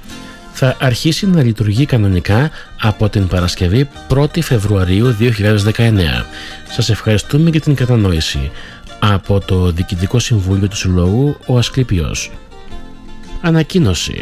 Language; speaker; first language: Greek; native; Greek